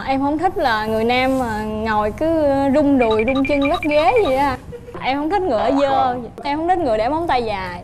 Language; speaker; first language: Vietnamese; native; Vietnamese